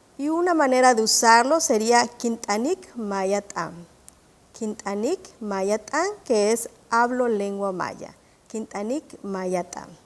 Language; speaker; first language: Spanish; non-native, local second language; Yucateco